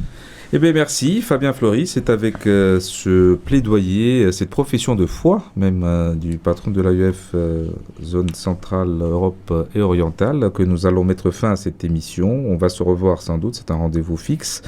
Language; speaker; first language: French; native; French